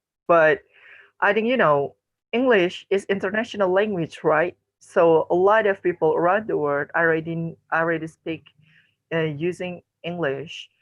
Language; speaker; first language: English; non-native, learner; Indonesian